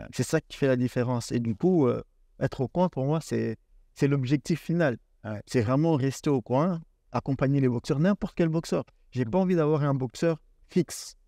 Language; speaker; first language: French; native; French